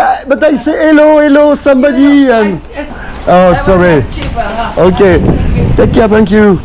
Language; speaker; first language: English; non-native, learner; French